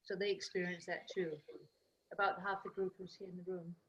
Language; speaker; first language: English; non-native, fluent; Danish